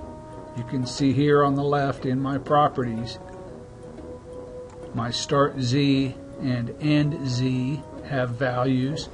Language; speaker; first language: English; native; English